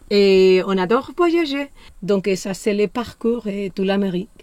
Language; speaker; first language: French; non-native, learner; Spanish